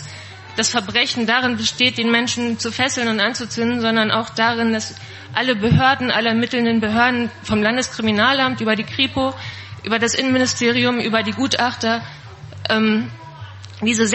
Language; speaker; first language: German; native; German